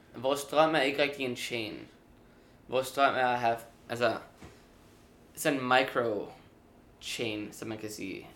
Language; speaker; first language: Danish; early bilingual, heritage; Danish